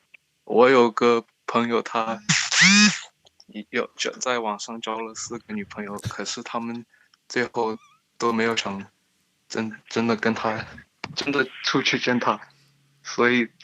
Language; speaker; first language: Chinese; early bilingual, heritage; Chinese